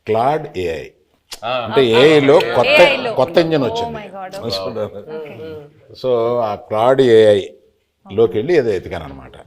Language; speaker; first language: Telugu; native; Telugu